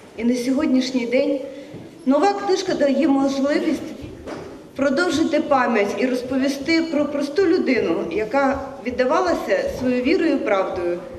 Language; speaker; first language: Ukrainian; native; Ukrainian